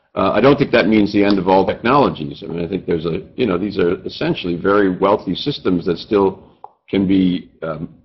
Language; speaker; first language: English; native; English